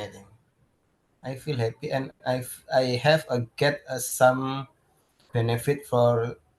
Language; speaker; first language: English; non-native, learner; Indonesian